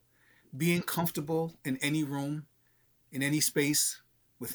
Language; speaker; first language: English; native; English